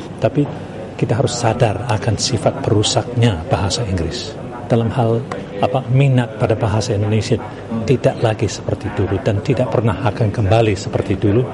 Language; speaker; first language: Indonesian; non-native, fluent; English